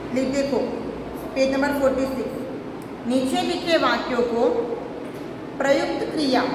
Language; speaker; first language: Hindi; non-native, local second language; Gujarati